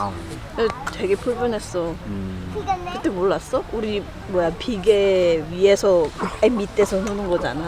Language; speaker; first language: Korean; non-native, fluent; Filipino